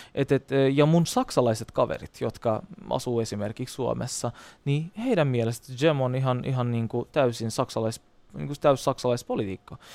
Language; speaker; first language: Finnish; non-native, fluent; Turkish